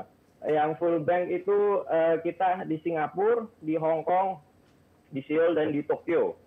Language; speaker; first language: Indonesian; native; Indonesian